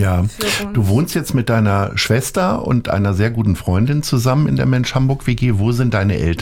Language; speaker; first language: German; native; German